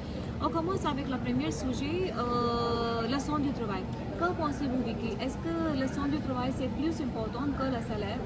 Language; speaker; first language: French; non-native, learner; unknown